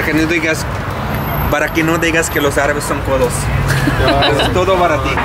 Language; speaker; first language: Spanish; non-native, learner; Arabic